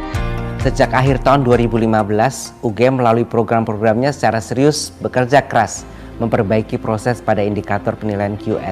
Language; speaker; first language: Indonesian; native; Indonesian